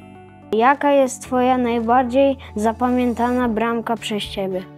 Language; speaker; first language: Polish; native; Polish